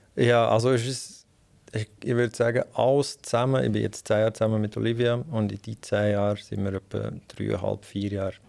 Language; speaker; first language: German; non-native, fluent; Dutch